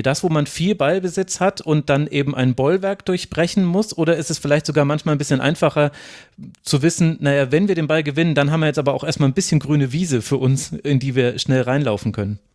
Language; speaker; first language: German; native; German